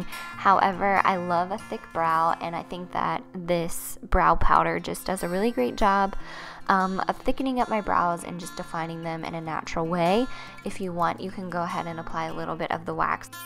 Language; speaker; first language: English; native; English